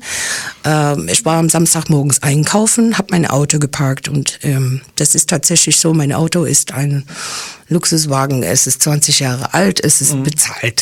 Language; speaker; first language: German; early bilingual, other home language; English